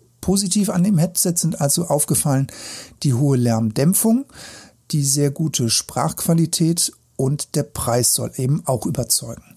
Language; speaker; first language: German; native; German